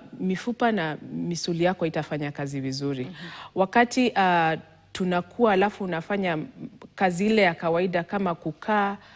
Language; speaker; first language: Swahili; non-native, local second language; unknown